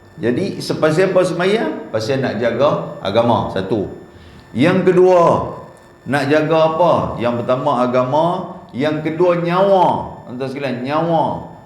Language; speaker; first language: Malay; native; Malay